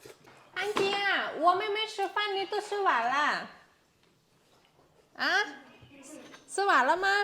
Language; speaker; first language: Chinese; non-native, fluent; Indonesian